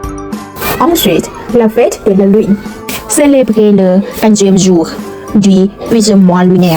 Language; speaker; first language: French; non-native, learner; Vietnamese